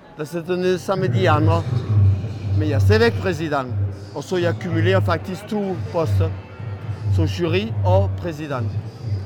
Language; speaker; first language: Danish; non-native, fluent; French